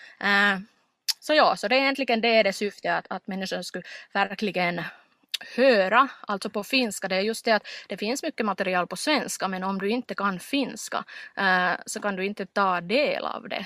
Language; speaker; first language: Swedish; non-native, local second language; Finnish